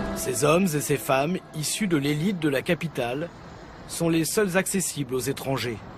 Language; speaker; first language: French; native; French